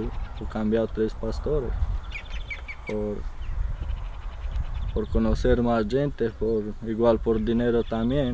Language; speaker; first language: Spanish; non-native, fluent; Romanian